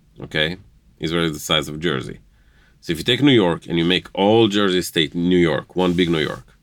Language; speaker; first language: English; non-native, fluent; Hebrew